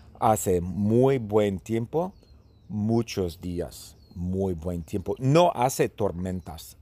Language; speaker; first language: Spanish; early bilingual, heritage; Spanish